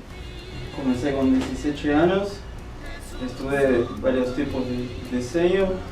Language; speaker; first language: Portuguese; non-native, fluent; Spanish